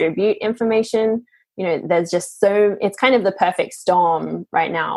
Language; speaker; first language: English; native; English